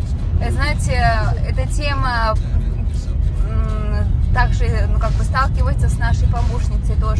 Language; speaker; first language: Russian; native; Russian